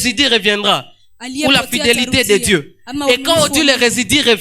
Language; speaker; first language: French; non-native, local second language; Swahili